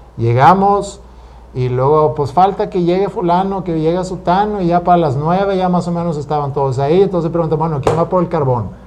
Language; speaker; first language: Spanish; non-native, fluent; Swedish